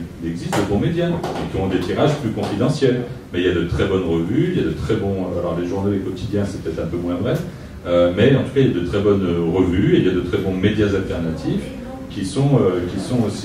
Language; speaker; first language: French; native; French